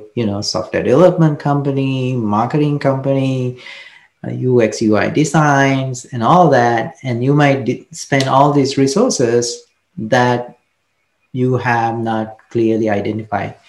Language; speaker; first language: English; non-native, local second language; Sinhala